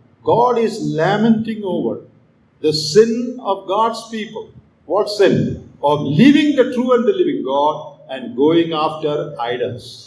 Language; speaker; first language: English; non-native, local second language; Malayalam